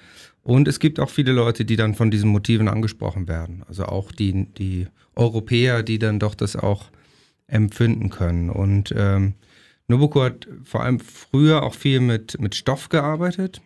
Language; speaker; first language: German; native; German